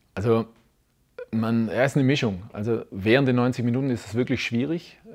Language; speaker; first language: German; native; German